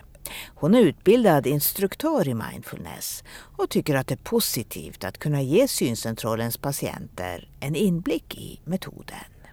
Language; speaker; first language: Swedish; native; Swedish